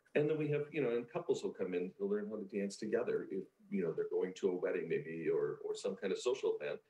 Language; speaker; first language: English; native; English